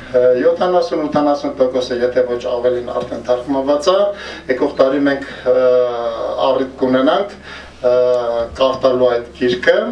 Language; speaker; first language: Armenian; native; Armenian